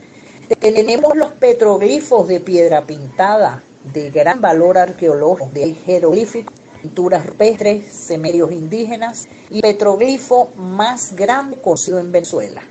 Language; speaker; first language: Spanish; native; Spanish